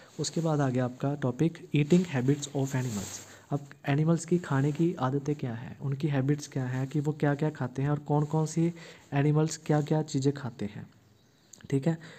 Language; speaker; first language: Hindi; native; Hindi